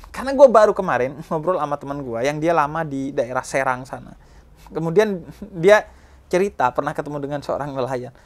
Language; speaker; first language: Indonesian; native; Indonesian